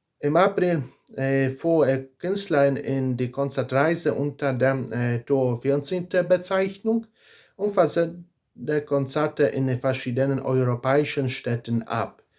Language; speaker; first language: German; non-native, learner; Polish